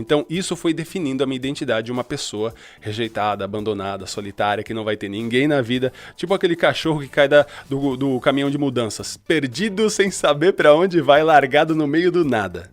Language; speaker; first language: Portuguese; early bilingual, other home language; Spanish